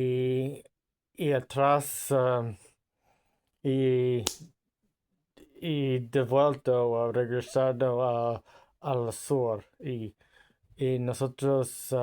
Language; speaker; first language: Spanish; non-native, learner; English